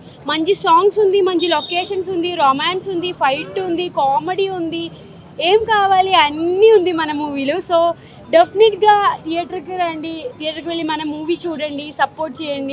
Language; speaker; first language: Telugu; non-native, learner; Malayalam